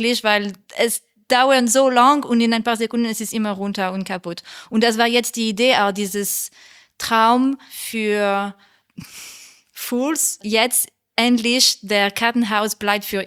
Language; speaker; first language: German; non-native, learner; French